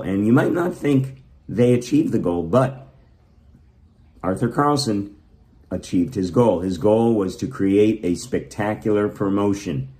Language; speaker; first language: English; native; English